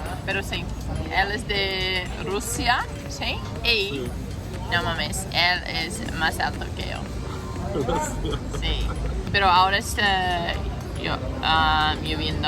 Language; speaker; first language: Spanish; non-native, learner; English